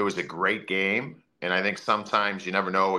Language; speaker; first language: English; native; English